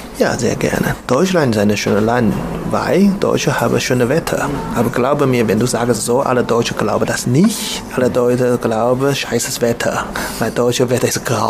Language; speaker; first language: German; non-native, learner; Chinese